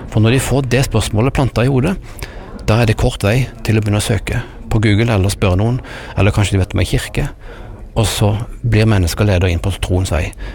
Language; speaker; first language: Norwegian; native; Norwegian